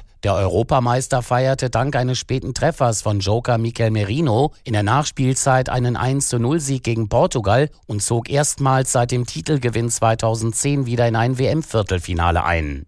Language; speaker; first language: German; native; German